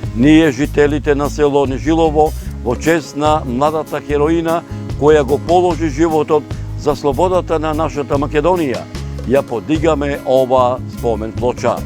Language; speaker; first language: Macedonian; native; Macedonian